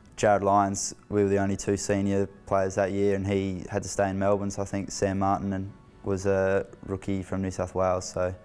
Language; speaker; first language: English; native; English